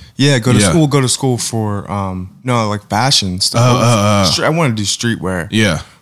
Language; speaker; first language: English; native; English